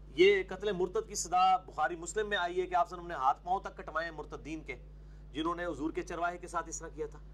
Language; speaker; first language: Urdu; non-native, local second language; Punjabi